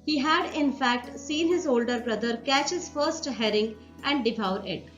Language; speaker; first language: English; non-native, local second language; Marathi